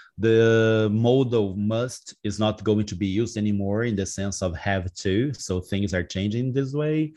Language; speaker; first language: English; non-native, fluent; Portuguese